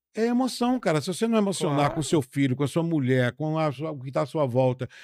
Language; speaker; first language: Portuguese; native; Portuguese